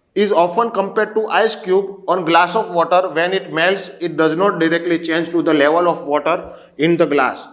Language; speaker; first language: English; non-native, local second language; Gujarati